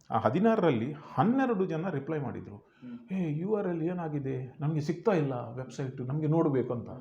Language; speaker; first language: Kannada; non-native, local second language; Konkani